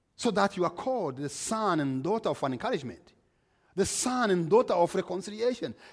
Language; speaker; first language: English; non-native, local second language; Kinyarwanda